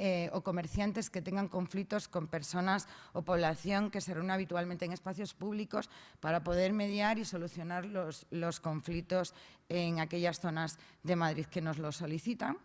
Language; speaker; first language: Spanish; native; Spanish